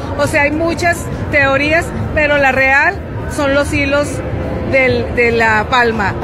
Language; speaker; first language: Spanish; native; Spanish